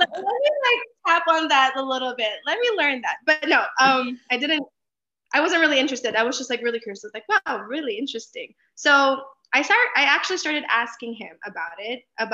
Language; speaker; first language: English; non-native, local second language; Filipino